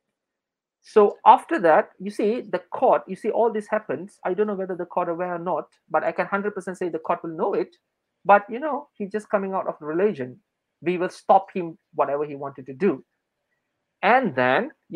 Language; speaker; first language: English; non-native, local second language; Malay